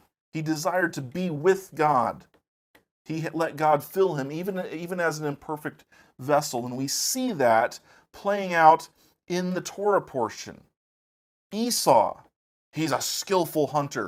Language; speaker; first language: English; native; English